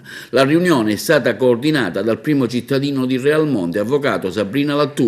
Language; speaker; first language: Italian; native; Italian